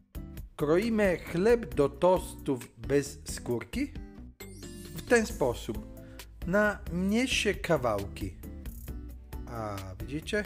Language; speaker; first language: Polish; non-native, learner; Italian